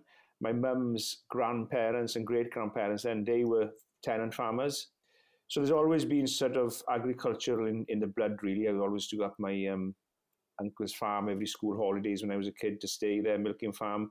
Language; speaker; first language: English; non-native, local second language; Welsh